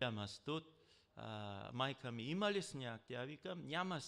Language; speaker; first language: Bulgarian; non-native, learner; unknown